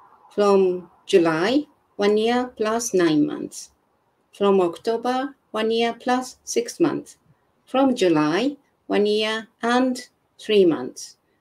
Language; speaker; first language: English; non-native, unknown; Japanese